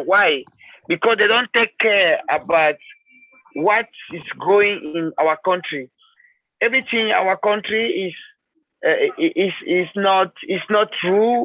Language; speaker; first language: English; non-native, learner; French